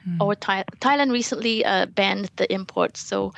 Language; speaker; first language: English; non-native, local second language; Malay